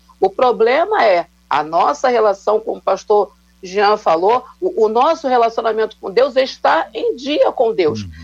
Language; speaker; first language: Portuguese; native; Portuguese